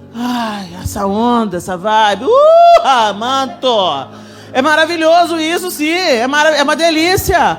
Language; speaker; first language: Portuguese; native; Portuguese